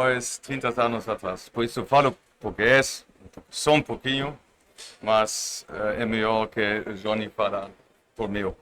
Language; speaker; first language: Portuguese; non-native, learner; German